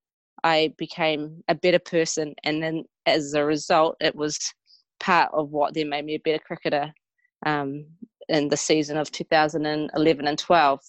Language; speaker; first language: English; native; English